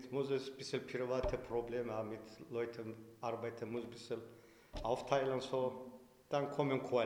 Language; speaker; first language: German; non-native, learner; Turkish